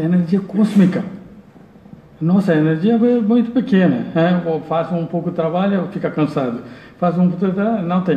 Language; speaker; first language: Portuguese; non-native, learner; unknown